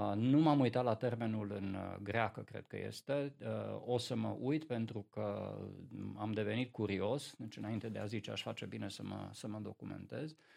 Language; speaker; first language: Romanian; non-native, local second language; Hungarian